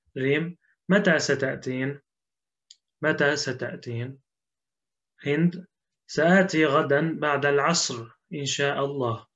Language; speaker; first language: Arabic; non-native, fluent; Turkish